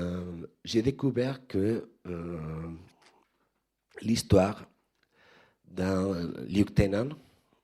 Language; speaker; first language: French; non-native, fluent; Spanish